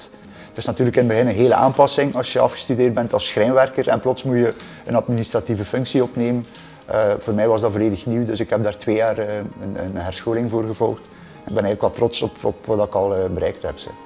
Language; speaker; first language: Dutch; native; Dutch